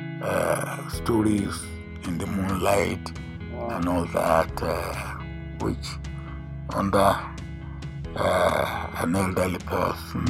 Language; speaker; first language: English; non-native, local second language; Yoruba